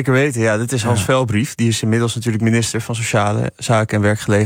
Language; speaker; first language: Dutch; native; Dutch